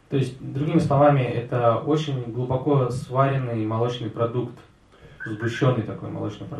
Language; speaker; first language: Russian; native; Russian